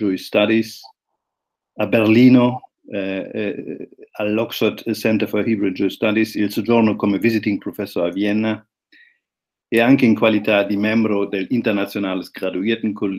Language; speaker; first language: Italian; non-native, fluent; German